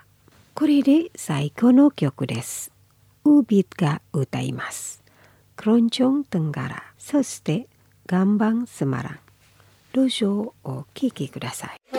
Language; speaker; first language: Japanese; non-native, fluent; Indonesian